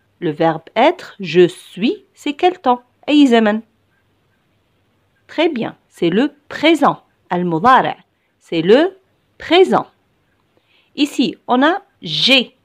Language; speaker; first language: French; non-native, local second language; Arabic